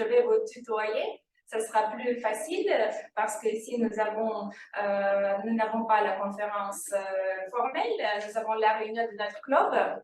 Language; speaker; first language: French; non-native, fluent; Russian